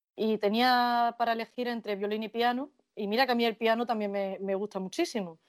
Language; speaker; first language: Spanish; native; Spanish